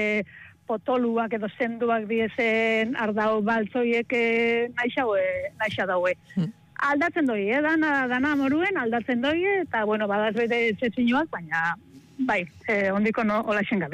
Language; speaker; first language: Basque; native; Basque